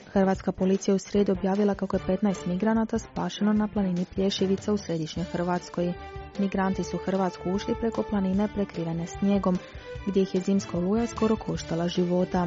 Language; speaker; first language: Croatian; native; Croatian